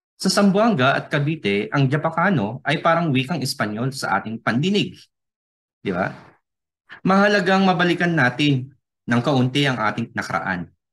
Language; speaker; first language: Filipino; non-native, local second language; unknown